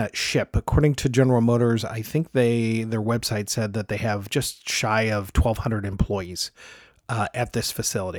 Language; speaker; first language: English; native; English